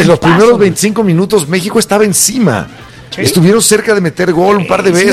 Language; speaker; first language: Spanish; native; Spanish